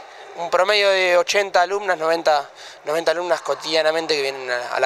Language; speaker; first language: Spanish; native; Spanish